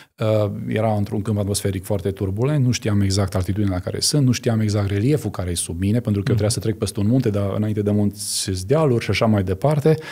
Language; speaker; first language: Romanian; native; Romanian